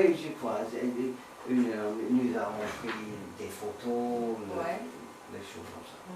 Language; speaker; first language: French; non-native, learner; English